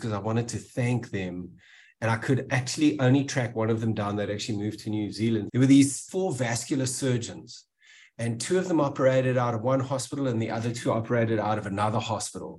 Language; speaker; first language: English; native; English